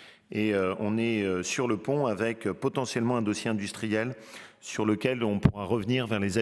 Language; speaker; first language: French; native; French